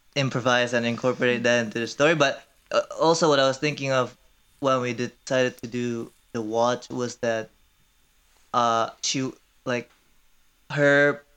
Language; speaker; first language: English; early bilingual, other home language; Korean